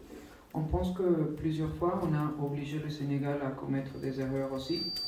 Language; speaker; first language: French; non-native, fluent; Spanish